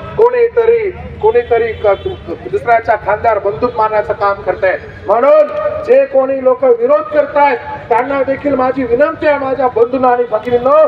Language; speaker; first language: Marathi; non-native, local second language; Lambadi